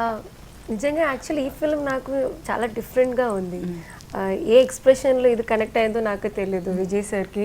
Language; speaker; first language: Telugu; non-native, learner; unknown